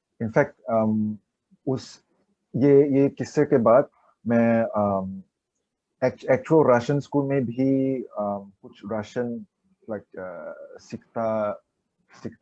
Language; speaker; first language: Hindi; non-native, learner; Chinese